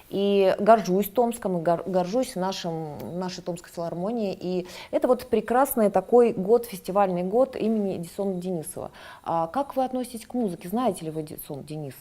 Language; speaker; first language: Russian; native; Russian